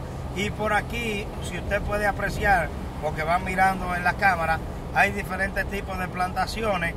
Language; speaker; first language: Spanish; native; Spanish